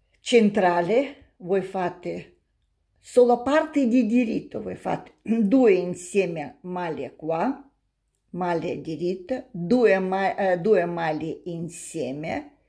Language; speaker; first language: Italian; non-native, learner; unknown